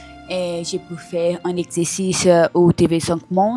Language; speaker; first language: French; non-native, learner; Portuguese